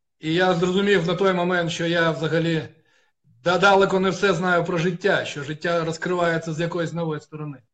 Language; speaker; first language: Ukrainian; non-native, local second language; Russian